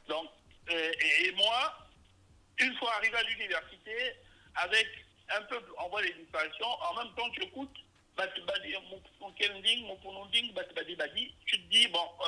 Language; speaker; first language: French; native; French